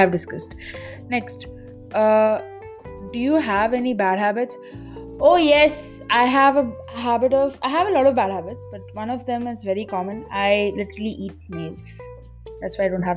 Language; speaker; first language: English; non-native, local second language; Maithili